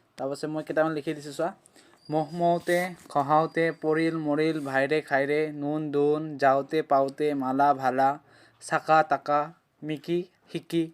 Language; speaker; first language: Assamese; native; Assamese